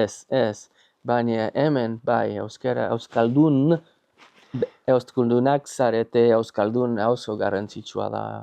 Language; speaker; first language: Basque; non-native, learner; English